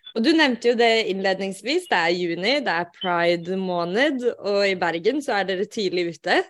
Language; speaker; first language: Norwegian; native; Norwegian